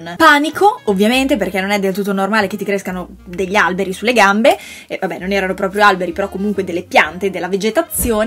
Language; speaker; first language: Italian; native; Italian